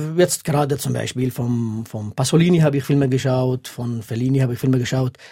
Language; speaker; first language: German; non-native, fluent; Kurdish